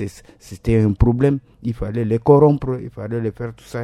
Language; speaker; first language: French; non-native, local second language; Sango